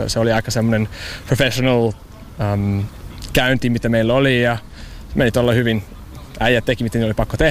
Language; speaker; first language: Finnish; non-native, fluent; English